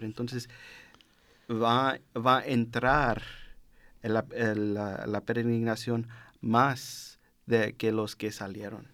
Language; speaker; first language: Spanish; non-native, learner; English